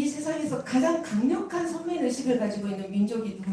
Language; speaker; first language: Korean; native; Korean